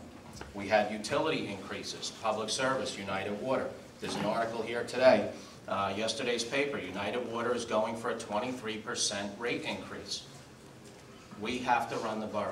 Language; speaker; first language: English; native; English